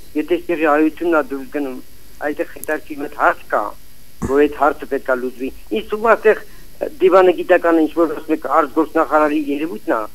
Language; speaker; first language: Armenian; native; Armenian